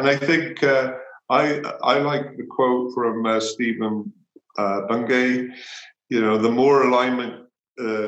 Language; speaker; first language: English; native; English